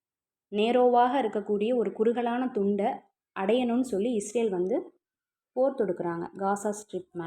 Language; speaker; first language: Tamil; native; Tamil